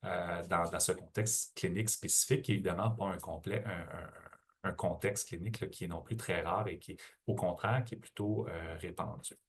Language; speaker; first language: French; native; French